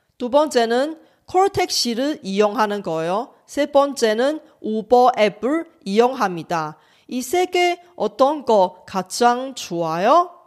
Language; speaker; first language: Korean; non-native, fluent; Chinese